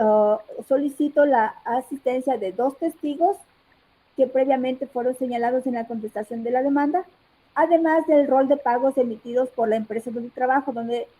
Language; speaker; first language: Spanish; native; Spanish